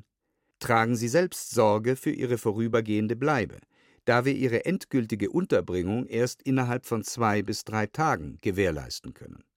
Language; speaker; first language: German; native; German